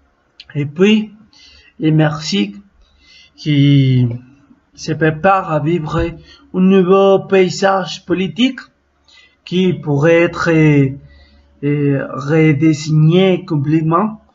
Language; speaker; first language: French; non-native, learner; Spanish